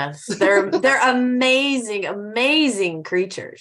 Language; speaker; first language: English; native; English